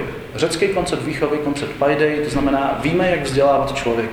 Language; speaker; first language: Czech; native; Czech